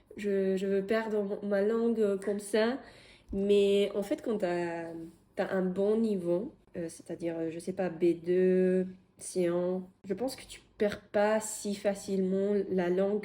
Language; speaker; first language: French; non-native, fluent; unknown